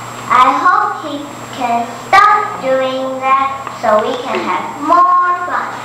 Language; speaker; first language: English; non-native, learner; Chinese